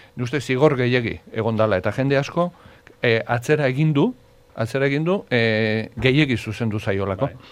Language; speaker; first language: Basque; native; Basque